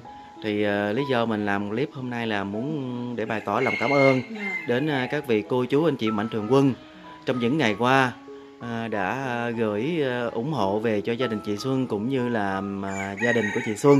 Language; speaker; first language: Vietnamese; native; Vietnamese